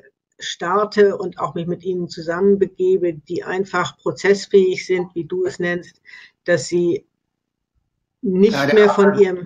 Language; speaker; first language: German; native; German